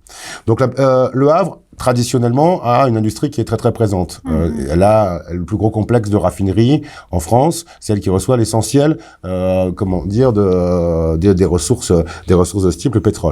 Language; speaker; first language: French; native; French